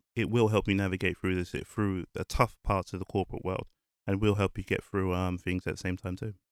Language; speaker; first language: English; early bilingual, other home language; Yoruba